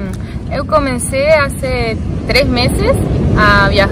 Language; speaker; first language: Portuguese; non-native, learner; Spanish